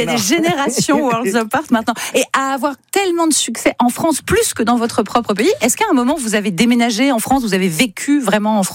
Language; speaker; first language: French; native; French